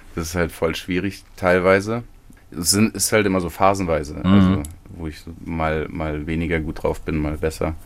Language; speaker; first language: German; native; German